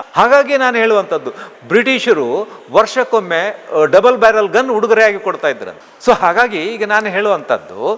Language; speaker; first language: Kannada; non-native, local second language; Tulu